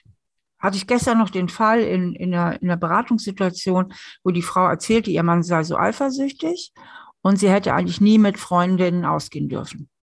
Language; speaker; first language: German; native; German